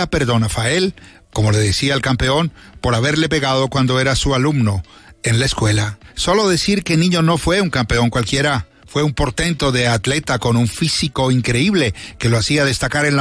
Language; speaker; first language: Spanish; native; Spanish